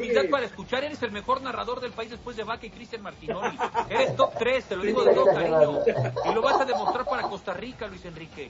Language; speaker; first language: Spanish; native; Spanish